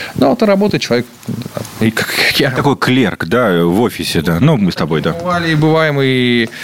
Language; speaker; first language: Russian; native; Russian